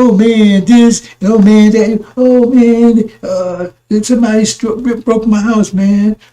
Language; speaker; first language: English; native; English